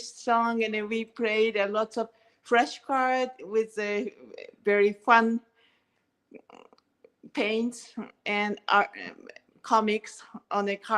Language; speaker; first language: English; non-native, learner; Japanese